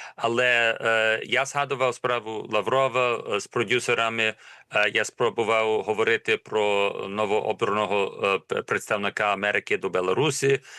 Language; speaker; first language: Ukrainian; early bilingual, heritage; Ukrainian